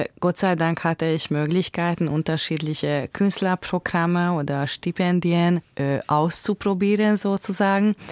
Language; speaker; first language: German; non-native, fluent; Hungarian